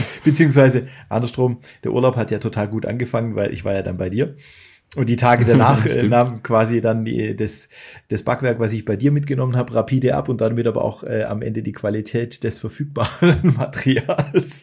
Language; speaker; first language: German; native; German